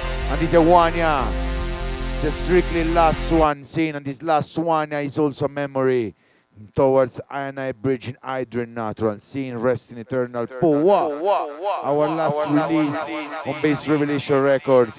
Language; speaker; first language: English; non-native, learner; Spanish